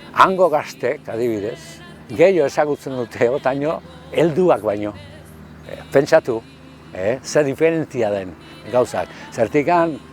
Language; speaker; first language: Basque; native; Basque